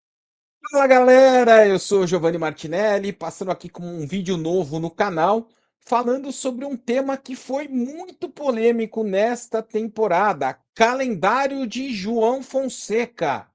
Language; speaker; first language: Portuguese; native; Portuguese